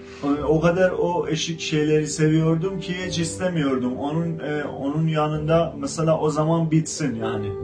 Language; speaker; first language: Turkish; non-native, fluent; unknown